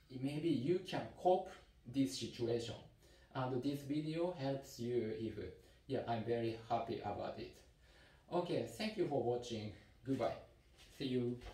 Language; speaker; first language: English; non-native, learner; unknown